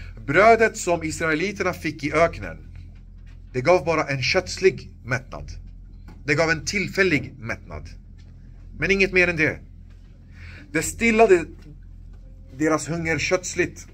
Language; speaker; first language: Swedish; non-native, local second language; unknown